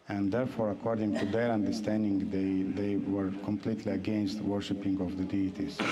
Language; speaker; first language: English; non-native, fluent; Romanian